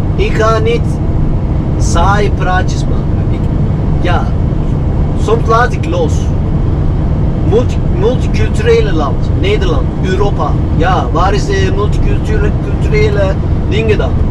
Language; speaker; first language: Dutch; non-native, fluent; Turkish